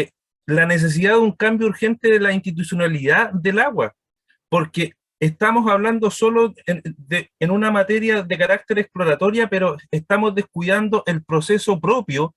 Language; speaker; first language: Spanish; native; Spanish